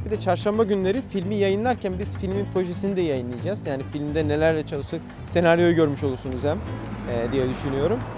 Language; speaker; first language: Turkish; native; Turkish